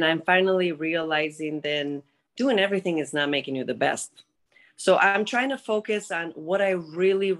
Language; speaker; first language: English; non-native, fluent; Greek